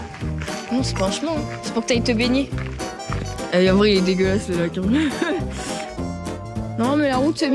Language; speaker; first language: French; native; French